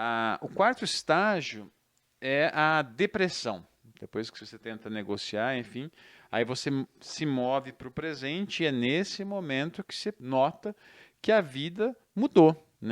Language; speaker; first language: Portuguese; native; Portuguese